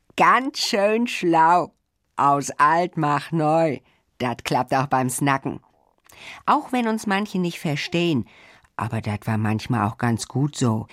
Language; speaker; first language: German; native; German